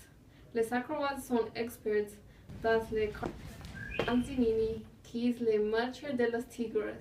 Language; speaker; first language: French; non-native, learner; English